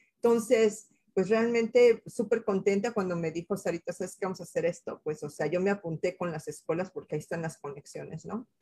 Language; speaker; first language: Spanish; native; Spanish